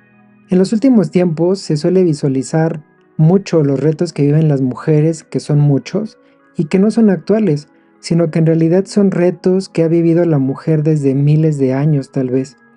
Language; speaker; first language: Spanish; native; Spanish